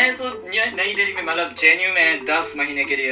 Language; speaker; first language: Hindi; non-native, fluent; Japanese